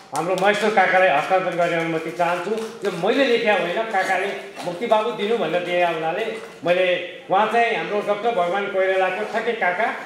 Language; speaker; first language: Nepali; native; Nepali